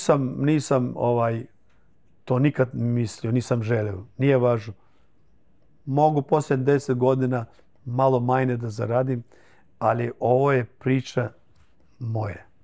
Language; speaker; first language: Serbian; early bilingual, heritage; Croatian